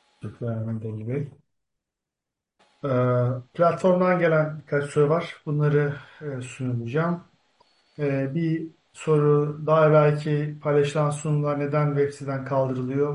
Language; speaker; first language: Turkish; native; Turkish